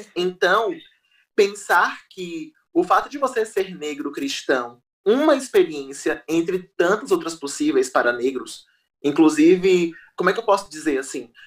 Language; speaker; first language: Portuguese; native; Portuguese